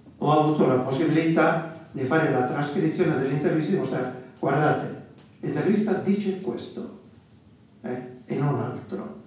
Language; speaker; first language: Italian; non-native, fluent; Basque